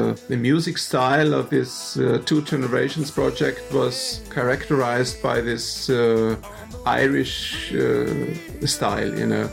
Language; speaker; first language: English; non-native, fluent; German